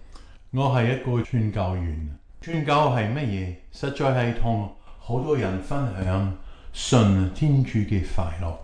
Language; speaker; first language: Chinese; non-native, fluent; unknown